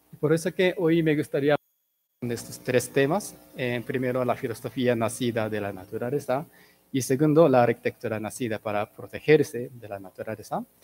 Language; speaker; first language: Spanish; non-native, fluent; Japanese